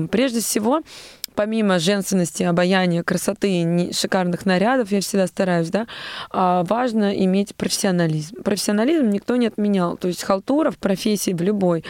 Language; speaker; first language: Russian; native; Russian